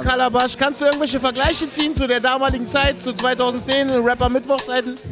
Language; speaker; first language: German; native; German